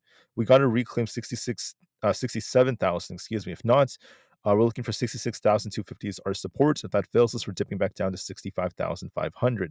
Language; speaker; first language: English; native; English